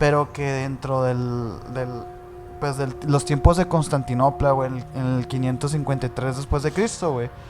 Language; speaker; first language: Spanish; native; Spanish